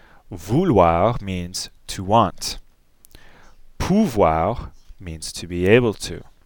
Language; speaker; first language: English; native; English